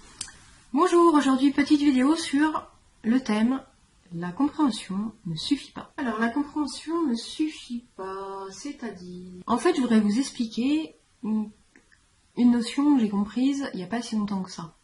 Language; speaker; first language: French; native; French